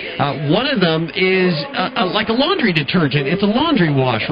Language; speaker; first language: English; native; English